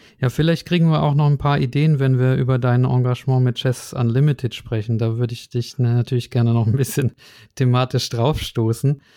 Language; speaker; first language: German; native; German